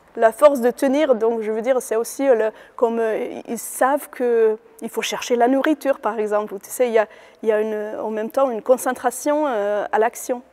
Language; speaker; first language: French; non-native, fluent; Hungarian